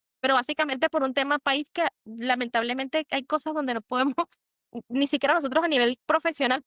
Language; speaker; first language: Spanish; native; Spanish